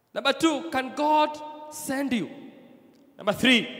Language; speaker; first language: English; non-native, local second language; Swahili